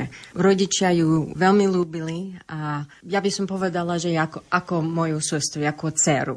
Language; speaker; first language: Slovak; early bilingual, heritage; Slovak